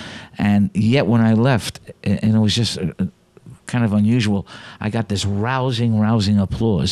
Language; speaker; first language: English; native; English